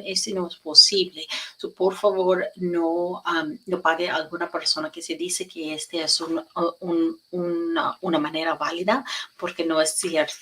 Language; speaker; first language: Spanish; non-native, learner; English